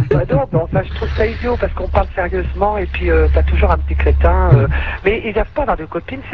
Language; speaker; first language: French; native; French